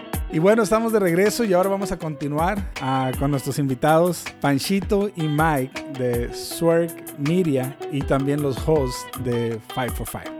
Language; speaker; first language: Spanish; native; Spanish